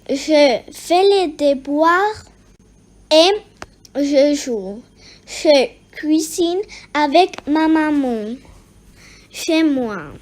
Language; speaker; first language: French; non-native, learner; Spanish